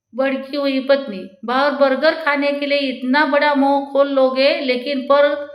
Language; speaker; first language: Hindi; non-native, local second language; Marathi